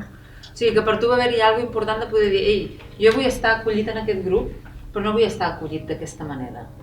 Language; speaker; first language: Catalan; native; Catalan